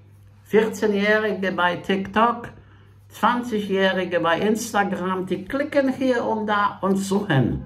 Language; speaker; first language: German; non-native, fluent; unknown